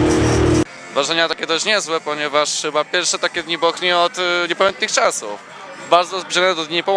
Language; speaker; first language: Polish; native; Polish